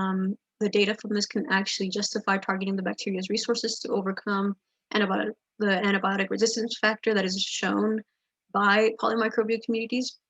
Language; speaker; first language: English; native; English